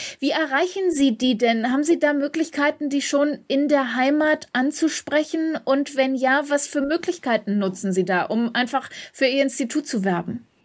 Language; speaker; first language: German; native; German